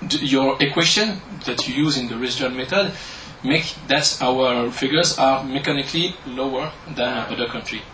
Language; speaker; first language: English; non-native, learner; French